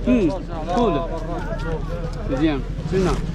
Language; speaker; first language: English; non-native, learner; Chinese